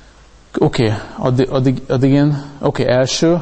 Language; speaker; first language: Hungarian; native; Hungarian